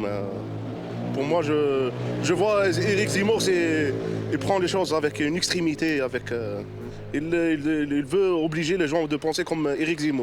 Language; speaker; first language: French; non-native, learner; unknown